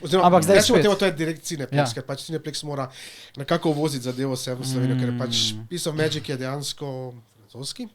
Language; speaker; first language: Slovenian; native; Slovenian